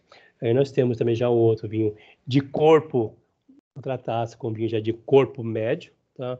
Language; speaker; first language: Portuguese; native; Portuguese